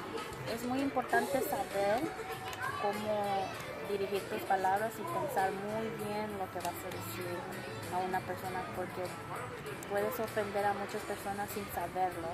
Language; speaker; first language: Spanish; early bilingual, other home language; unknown